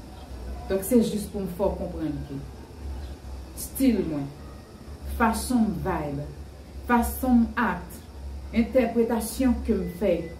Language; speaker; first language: French; non-native, learner; Haitian Creole